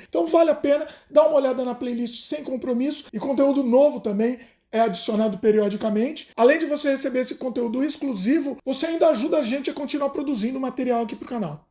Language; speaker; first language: Portuguese; native; Portuguese